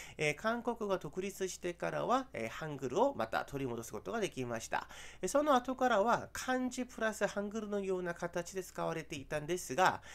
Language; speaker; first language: Japanese; non-native, fluent; Korean